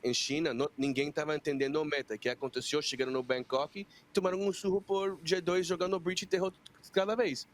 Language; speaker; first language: Portuguese; non-native, fluent; Spanish